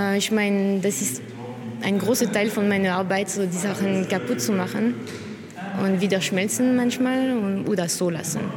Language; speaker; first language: German; non-native, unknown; French